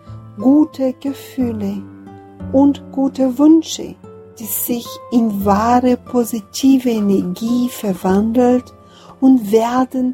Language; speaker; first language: German; non-native, fluent; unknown